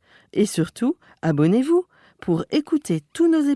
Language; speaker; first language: French; native; French